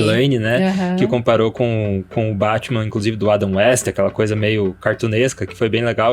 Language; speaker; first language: Portuguese; native; Portuguese